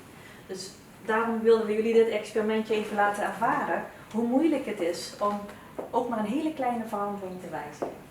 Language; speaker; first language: Dutch; early bilingual, other home language; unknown